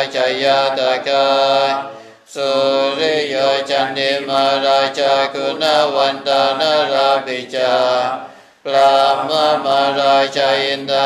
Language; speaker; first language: Russian; non-native, learner; Thai